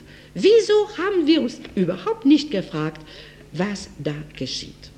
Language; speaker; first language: German; non-native, fluent; French